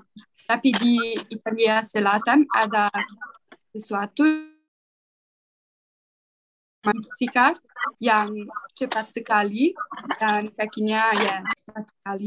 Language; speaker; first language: Indonesian; non-native, learner; Italian